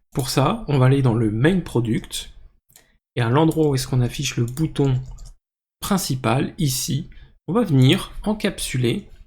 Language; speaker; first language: French; native; French